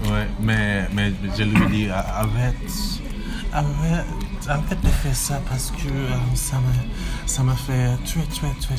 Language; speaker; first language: French; non-native, learner; English